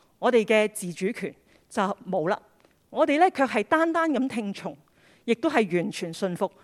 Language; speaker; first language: Cantonese; native; Cantonese